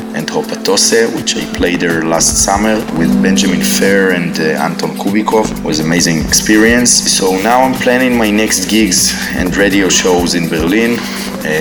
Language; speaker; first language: English; non-native, fluent; Hebrew